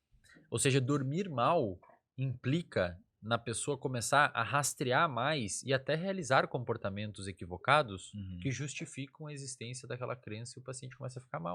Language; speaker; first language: Portuguese; native; Portuguese